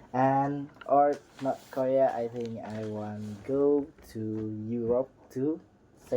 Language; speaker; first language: English; non-native, learner; Indonesian